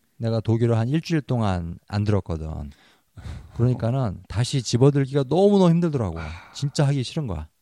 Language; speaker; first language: Korean; native; Korean